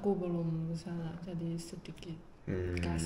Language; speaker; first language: Indonesian; non-native, fluent; Chinese